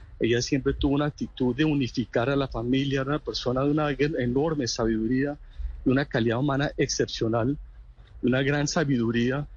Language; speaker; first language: Spanish; native; Spanish